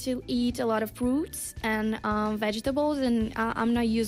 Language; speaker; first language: English; non-native, fluent; Portuguese